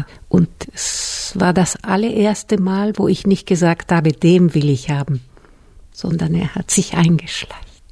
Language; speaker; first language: German; non-native, fluent; Spanish